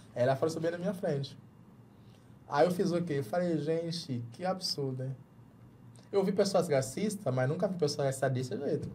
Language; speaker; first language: Portuguese; non-native, fluent; English